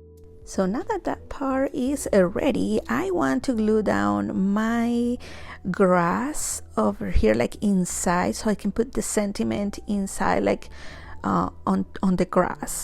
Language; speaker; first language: English; non-native, fluent; Spanish